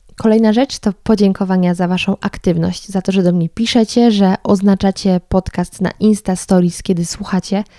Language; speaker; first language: Polish; native; Polish